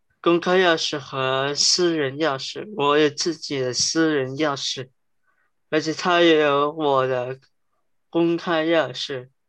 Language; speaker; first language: Chinese; early bilingual, heritage; Chinese